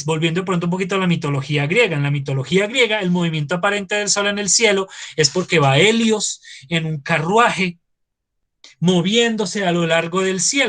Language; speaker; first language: Spanish; native; Spanish